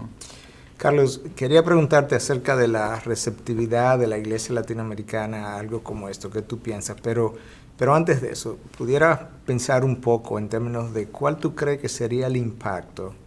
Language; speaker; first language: Spanish; native; Spanish